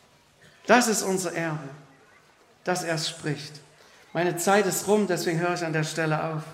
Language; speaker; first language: German; native; German